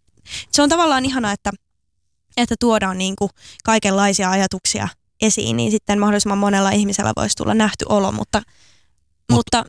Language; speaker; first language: Finnish; native; Finnish